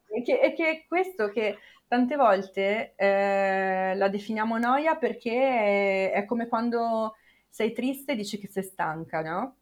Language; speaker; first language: Italian; native; Italian